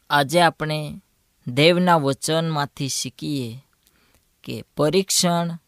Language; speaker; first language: Gujarati; non-native, local second language; Gamit